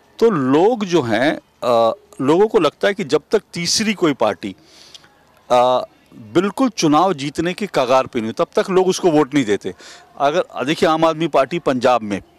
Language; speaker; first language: Hindi; native; Hindi